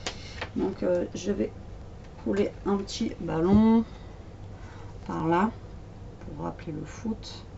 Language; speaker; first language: French; native; French